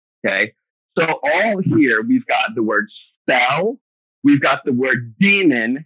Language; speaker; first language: English; native; English